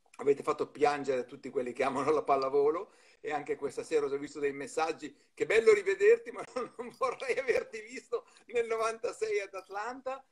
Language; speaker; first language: Italian; native; Italian